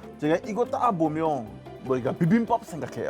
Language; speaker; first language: Korean; non-native, learner; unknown